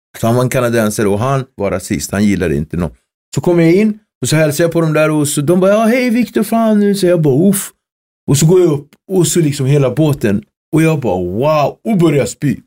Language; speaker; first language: Swedish; early bilingual, other home language; Kabuverdianu